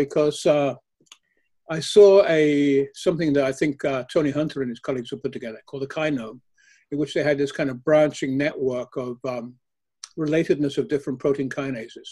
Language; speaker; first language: English; native; English